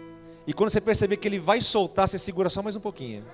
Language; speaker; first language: Portuguese; native; Portuguese